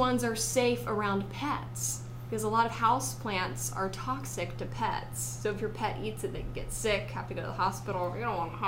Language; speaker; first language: English; native; English